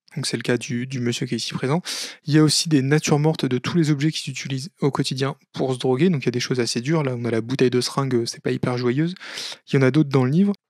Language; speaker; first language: French; native; French